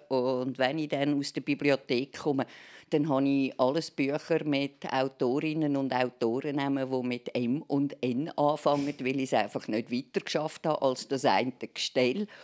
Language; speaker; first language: German; native; German